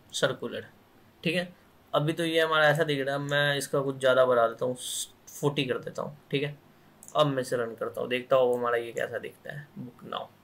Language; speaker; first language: Hindi; native; Hindi